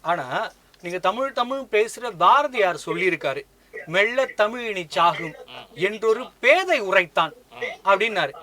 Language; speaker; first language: Tamil; native; Tamil